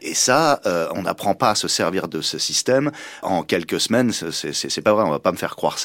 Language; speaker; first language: French; native; French